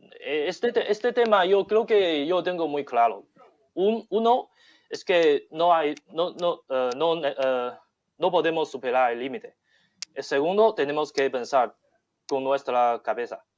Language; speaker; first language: Spanish; non-native, learner; Chinese